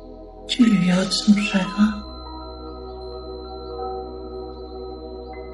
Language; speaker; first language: French; native; French